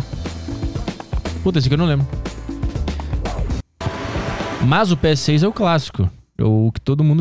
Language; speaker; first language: Portuguese; native; Portuguese